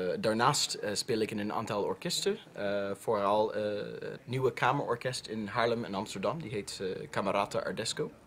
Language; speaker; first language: Dutch; non-native, fluent; English